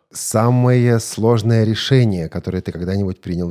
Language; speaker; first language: Russian; native; Russian